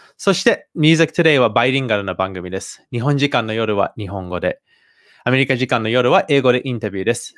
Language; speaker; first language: Japanese; native; Japanese